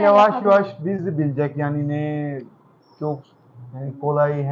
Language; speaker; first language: Turkish; non-native, learner; Urdu